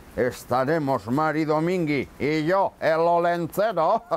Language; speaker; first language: Spanish; non-native, local second language; Basque